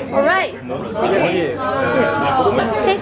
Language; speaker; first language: English; non-native, learner; Korean